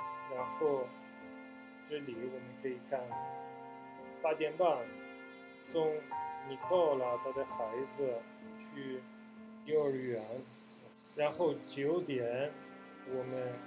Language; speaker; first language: Chinese; non-native, fluent; Italian